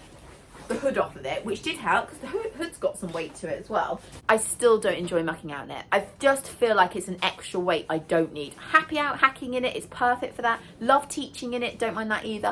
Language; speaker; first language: English; native; English